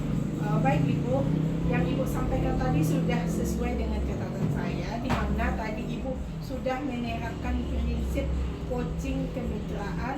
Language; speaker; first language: Indonesian; native; Indonesian